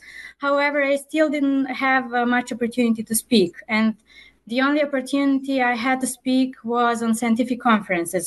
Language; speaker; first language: English; non-native, fluent; Serbian